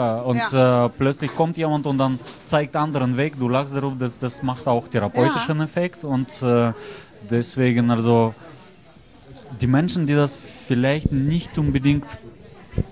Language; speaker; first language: German; non-native, fluent; Russian